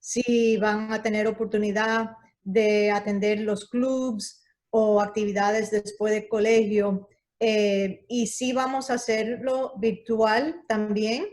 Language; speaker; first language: Spanish; early bilingual, heritage; Spanish